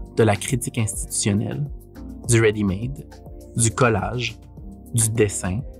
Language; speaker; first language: French; native; French